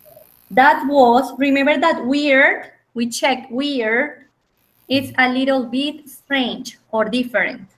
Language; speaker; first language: English; non-native, fluent; Spanish